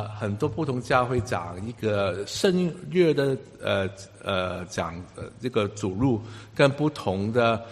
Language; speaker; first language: Chinese; non-native, local second language; Cantonese